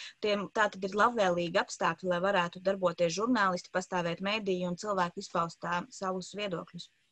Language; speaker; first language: Latvian; native; Latvian